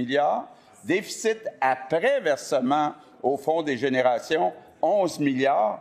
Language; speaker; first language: French; native; French